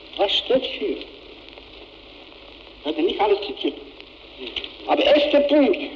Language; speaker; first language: German; non-native, fluent; Bulgarian